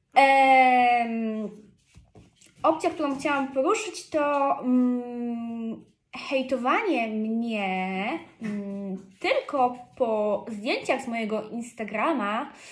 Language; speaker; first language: Polish; early bilingual, heritage; Polish